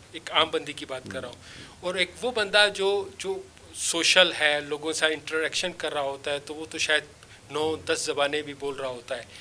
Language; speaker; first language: Urdu; non-native, local second language; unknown